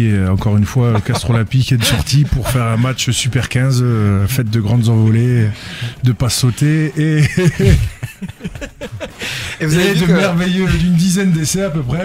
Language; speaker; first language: French; native; French